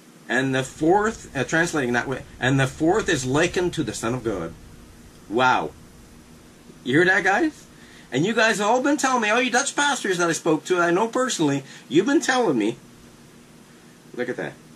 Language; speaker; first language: English; native; English